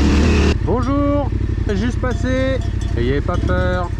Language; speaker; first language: French; native; French